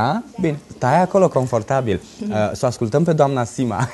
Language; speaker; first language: Romanian; native; Romanian